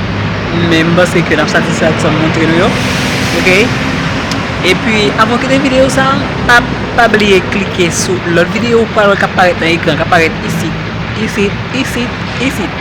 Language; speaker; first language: French; non-native, learner; Haitian Creole